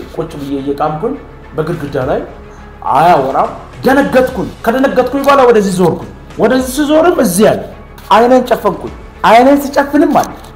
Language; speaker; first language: Amharic; non-native, local second language; Oromo